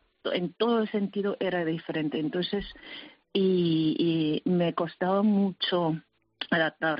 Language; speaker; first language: Spanish; early bilingual, heritage; Spanish